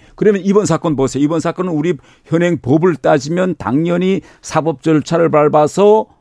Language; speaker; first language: Korean; native; Korean